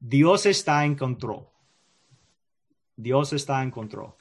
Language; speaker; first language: Spanish; non-native, learner; English